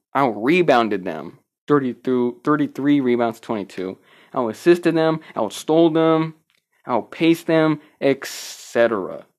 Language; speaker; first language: English; early bilingual, other home language; Spanish